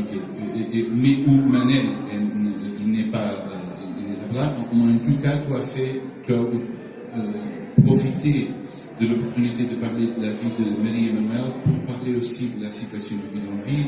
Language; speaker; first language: French; non-native, fluent; Portuguese